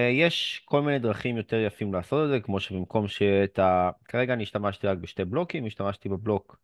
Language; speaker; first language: Hebrew; native; Hebrew